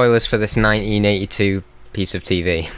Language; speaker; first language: English; native; English